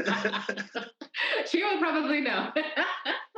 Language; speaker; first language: English; non-native, local second language; Bemba